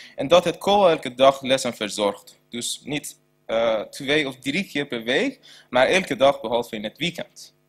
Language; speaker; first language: Dutch; non-native, learner; Persian